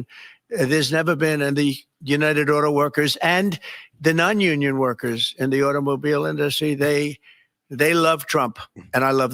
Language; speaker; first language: English; native; English